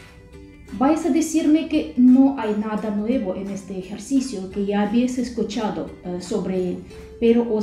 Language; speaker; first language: Spanish; non-native, fluent; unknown